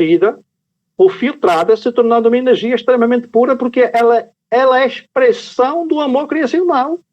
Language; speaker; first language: Portuguese; native; Portuguese